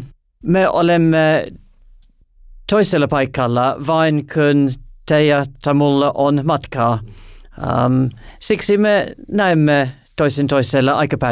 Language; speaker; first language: Finnish; non-native, learner; English